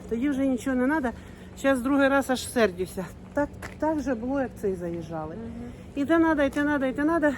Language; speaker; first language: Ukrainian; native; Ukrainian